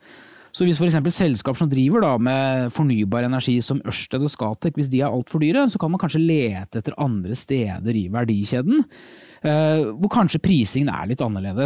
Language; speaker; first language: Norwegian; native; Norwegian